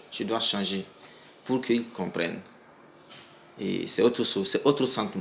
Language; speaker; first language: French; non-native, local second language; Mandingo